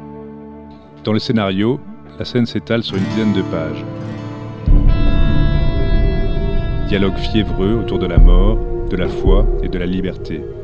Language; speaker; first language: French; native; French